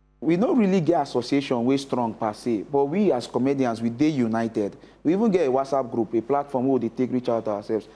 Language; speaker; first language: Nigerian Pidgin; native; Nigerian Pidgin